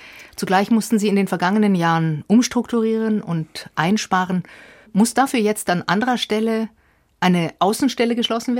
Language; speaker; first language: German; native; German